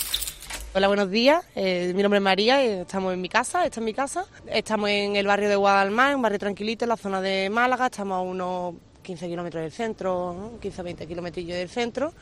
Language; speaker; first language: Spanish; native; Spanish